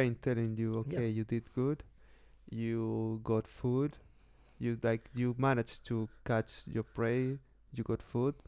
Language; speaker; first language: English; non-native, fluent; Spanish